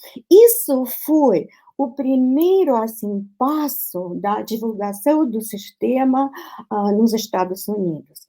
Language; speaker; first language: Portuguese; non-native, fluent; Russian